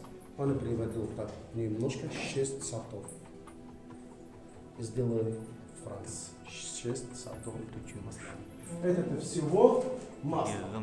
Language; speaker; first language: Russian; non-native, learner; Arabic